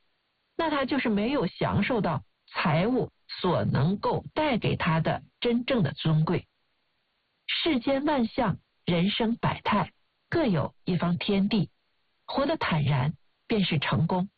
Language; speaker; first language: Chinese; native; Chinese